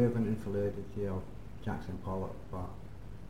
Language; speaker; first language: English; native; English